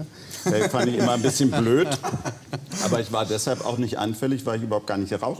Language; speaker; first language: German; native; German